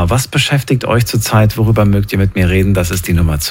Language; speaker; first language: German; native; German